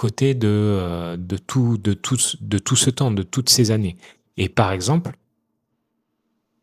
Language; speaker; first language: French; native; French